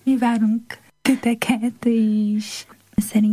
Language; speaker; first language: Hungarian; non-native, learner; Portuguese